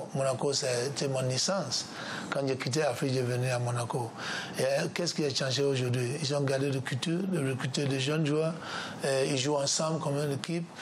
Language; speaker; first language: French; non-native, learner; English